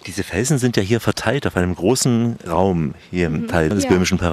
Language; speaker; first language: German; native; German